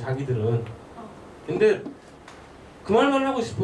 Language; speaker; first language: Korean; native; Korean